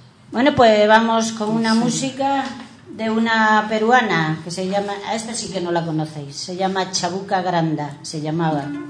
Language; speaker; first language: Spanish; native; Spanish